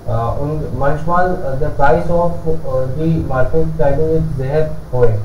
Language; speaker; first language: German; non-native, learner; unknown